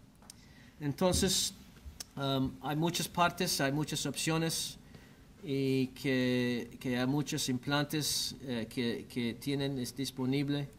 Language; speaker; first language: Spanish; non-native, learner; English